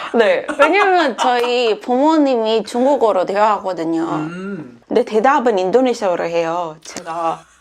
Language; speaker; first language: Korean; non-native, fluent; Indonesian